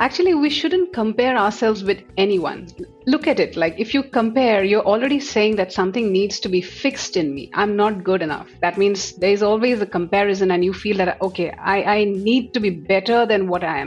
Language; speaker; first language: English; non-native, local second language; Assamese